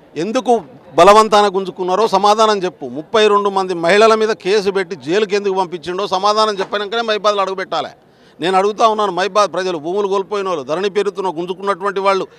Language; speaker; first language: Telugu; non-native, local second language; Lambadi